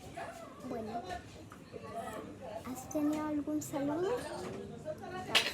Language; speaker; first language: Spanish; native; Spanish